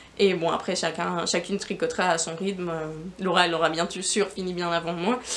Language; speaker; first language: French; non-native, fluent; Spanish